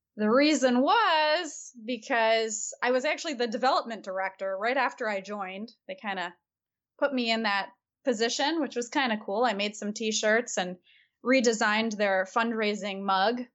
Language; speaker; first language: English; native; English